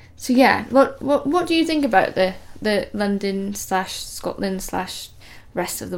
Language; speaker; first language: English; native; English